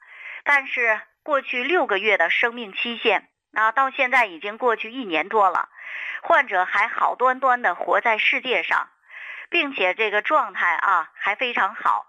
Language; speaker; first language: Chinese; native; Chinese